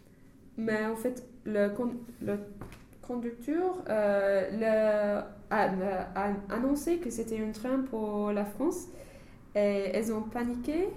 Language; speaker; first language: French; non-native, fluent; English